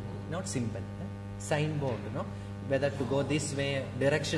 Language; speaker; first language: English; non-native, local second language; Malayalam